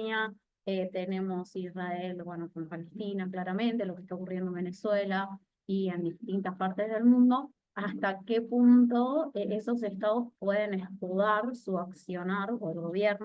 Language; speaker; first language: Spanish; native; Spanish